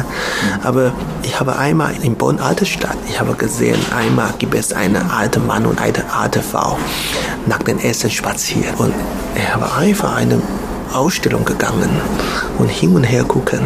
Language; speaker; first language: German; non-native, learner; Chinese